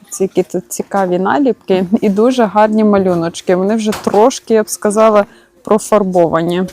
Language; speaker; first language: Ukrainian; native; Ukrainian